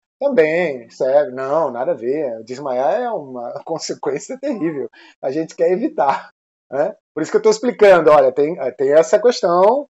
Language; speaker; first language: Portuguese; non-native, fluent; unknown